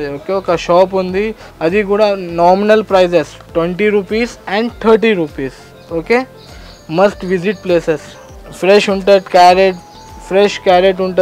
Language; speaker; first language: Telugu; non-native, local second language; Urdu